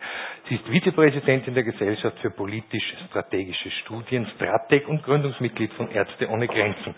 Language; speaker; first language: German; native; German